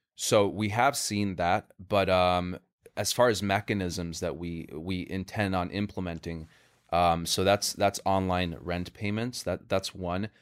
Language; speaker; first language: English; non-native, fluent; Swedish